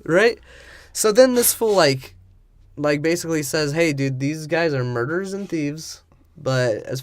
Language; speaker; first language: English; native; English